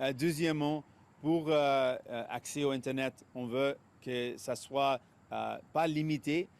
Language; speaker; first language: French; non-native, local second language; English